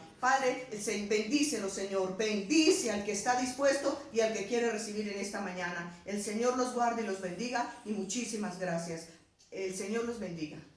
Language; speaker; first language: Spanish; native; Spanish